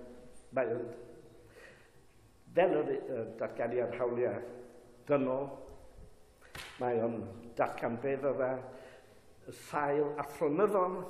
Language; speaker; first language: Welsh; native; Welsh